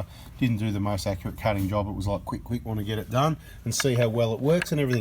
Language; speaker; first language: English; native; English